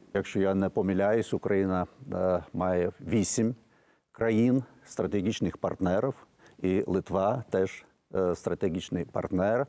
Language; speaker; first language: Ukrainian; non-native, fluent; Lithuanian